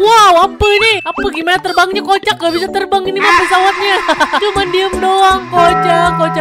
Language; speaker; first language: Indonesian; native; Indonesian